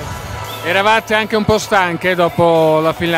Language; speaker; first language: Italian; native; Italian